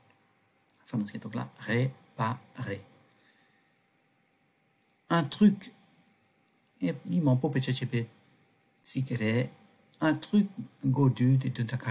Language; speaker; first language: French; non-native, fluent; Tibetan